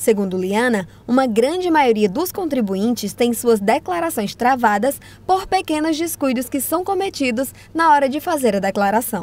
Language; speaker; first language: Portuguese; native; Portuguese